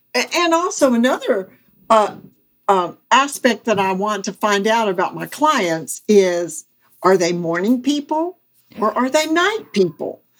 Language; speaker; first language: English; native; English